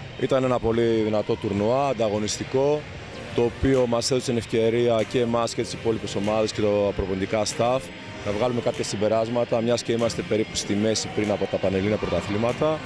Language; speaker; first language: Greek; native; Greek